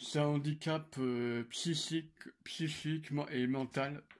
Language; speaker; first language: French; native; French